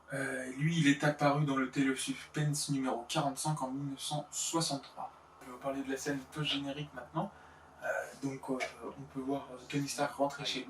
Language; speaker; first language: French; native; French